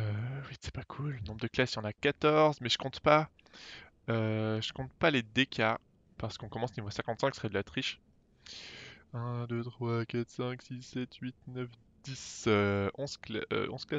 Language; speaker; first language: French; native; French